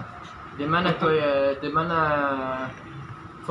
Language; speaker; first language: Indonesian; non-native, learner; Arabic